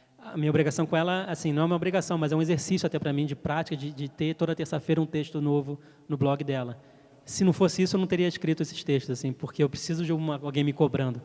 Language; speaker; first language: Portuguese; early bilingual, heritage; French